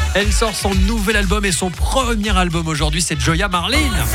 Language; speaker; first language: French; native; French